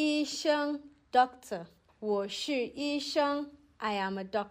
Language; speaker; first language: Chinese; non-native, learner; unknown